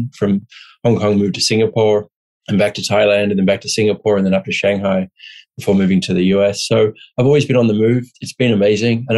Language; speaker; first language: English; native; English